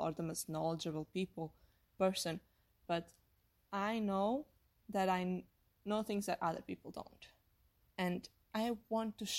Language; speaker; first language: English; non-native, fluent; Portuguese